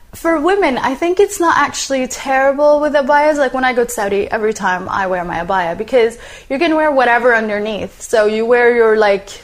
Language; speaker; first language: English; non-native, fluent; Arabic